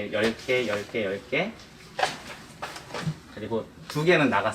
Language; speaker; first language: Korean; native; Korean